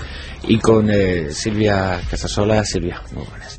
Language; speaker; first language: Spanish; native; Spanish